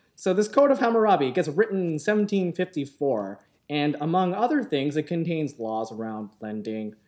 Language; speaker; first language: English; native; English